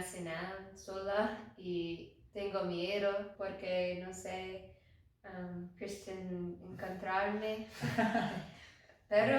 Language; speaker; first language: Spanish; non-native, learner; English